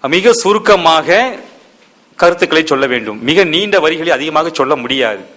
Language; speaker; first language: Tamil; early bilingual, heritage; Tamil